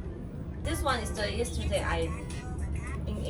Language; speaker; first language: English; non-native, learner; Chinese